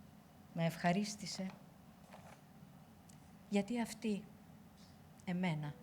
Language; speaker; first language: Greek; native; Greek